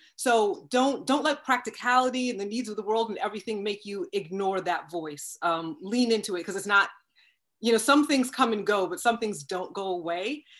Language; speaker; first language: English; native; English